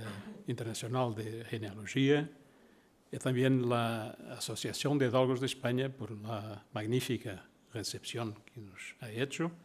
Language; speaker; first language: Spanish; non-native, learner; Portuguese